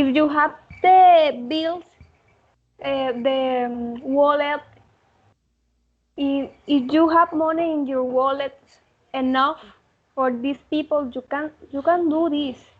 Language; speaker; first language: English; non-native, learner; Spanish